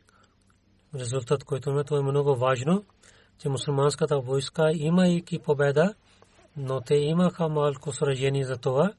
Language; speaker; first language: Bulgarian; non-native, learner; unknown